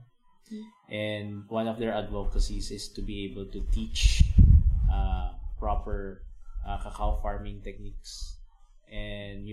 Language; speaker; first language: English; non-native, local second language; Filipino